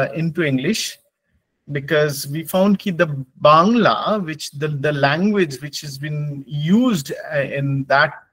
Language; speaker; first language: English; non-native, local second language; Bangla